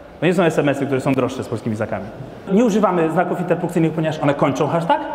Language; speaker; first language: Polish; non-native, fluent; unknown